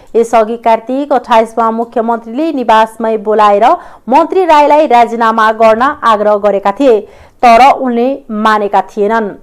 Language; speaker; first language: Nepali; non-native, local second language; Maithili